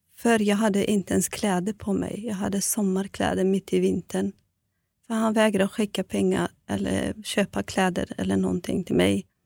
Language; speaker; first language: Swedish; non-native, fluent; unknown